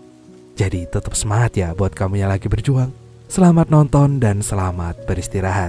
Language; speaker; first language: Indonesian; native; Indonesian